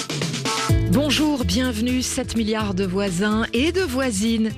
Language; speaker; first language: French; native; French